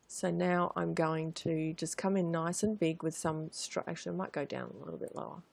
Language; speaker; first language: English; native; English